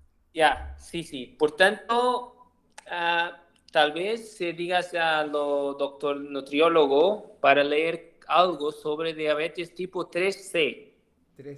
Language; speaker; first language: Spanish; non-native, learner; Portuguese